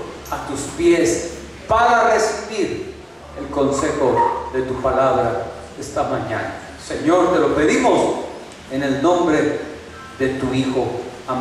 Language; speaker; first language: Spanish; native; Spanish